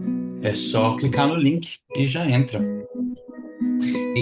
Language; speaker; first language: Portuguese; native; Portuguese